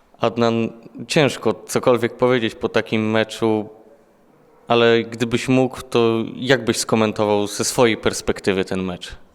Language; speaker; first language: Polish; native; Polish